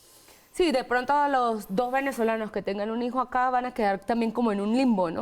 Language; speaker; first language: Spanish; native; Spanish